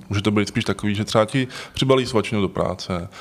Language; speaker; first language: Czech; native; Czech